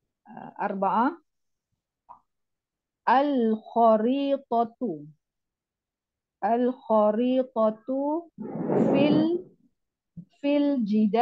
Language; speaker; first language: Arabic; non-native, learner; Indonesian